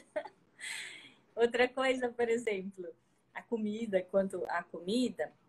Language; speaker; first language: Portuguese; native; Portuguese